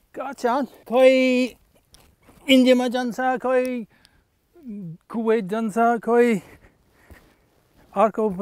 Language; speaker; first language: Nepali; non-native, learner; English